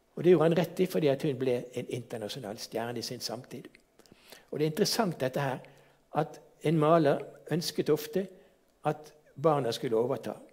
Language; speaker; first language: Norwegian; native; Norwegian